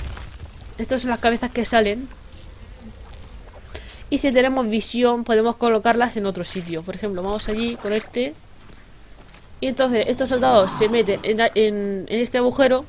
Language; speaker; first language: Spanish; native; Spanish